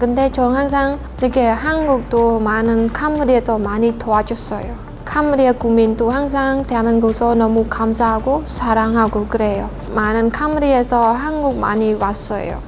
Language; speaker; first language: Korean; non-native, learner; Khmer